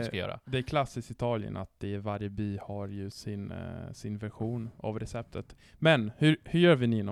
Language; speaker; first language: Swedish; non-native, fluent; Italian